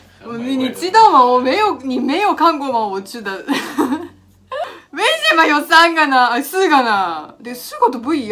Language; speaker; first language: Chinese; non-native, fluent; Japanese